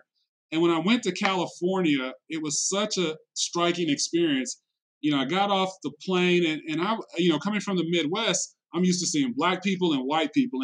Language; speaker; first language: English; native; English